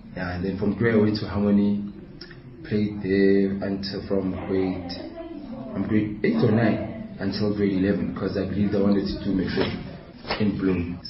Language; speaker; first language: English; non-native, local second language; Southern Sotho